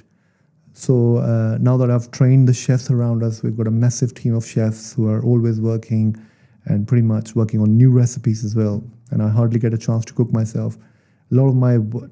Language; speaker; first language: English; non-native, local second language; Urdu